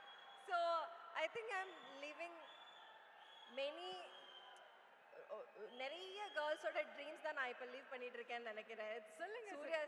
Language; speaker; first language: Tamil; non-native, learner; Malayalam